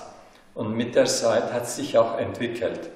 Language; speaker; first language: German; non-native, fluent; Turkish